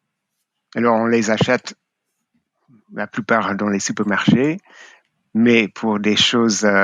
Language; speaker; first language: French; non-native, fluent; English